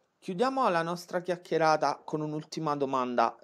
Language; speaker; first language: Italian; native; Italian